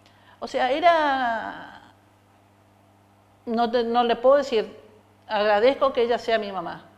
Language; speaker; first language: Spanish; native; Spanish